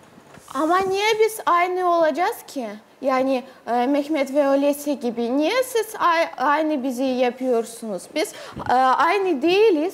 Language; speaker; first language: Turkish; non-native, learner; Russian